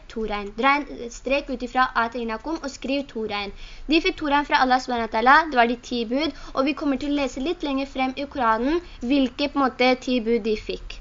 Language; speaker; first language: Norwegian; early bilingual, other home language; Urdu